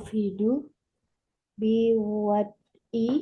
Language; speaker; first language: Arabic; non-native, learner; Indonesian